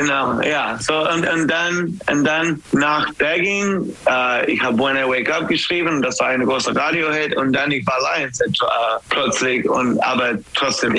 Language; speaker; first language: German; non-native, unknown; English